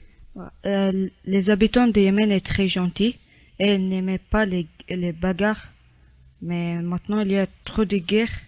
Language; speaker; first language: French; non-native, learner; Arabic